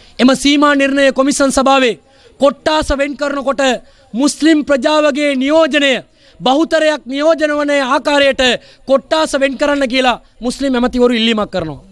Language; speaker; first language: Sinhala; non-native, local second language; Tamil